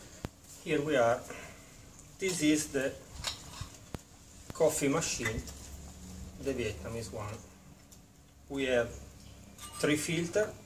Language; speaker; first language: English; non-native, learner; Italian